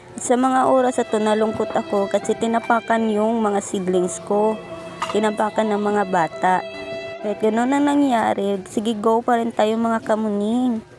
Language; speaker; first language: Filipino; non-native, local second language; Cebuano